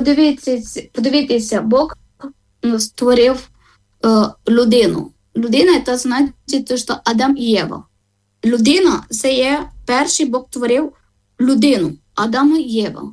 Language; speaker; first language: Ukrainian; non-native, learner; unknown